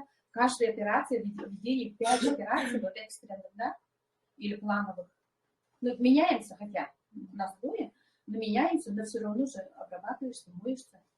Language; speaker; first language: Russian; non-native, local second language; Yakut